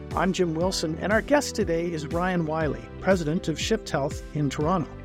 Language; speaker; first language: English; native; English